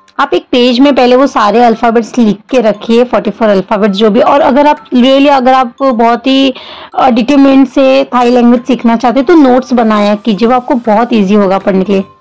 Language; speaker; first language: Hindi; native; Hindi